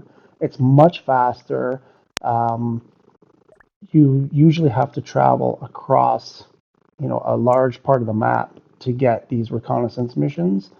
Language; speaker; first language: English; native; English